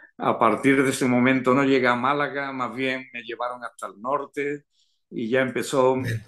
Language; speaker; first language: Spanish; native; Spanish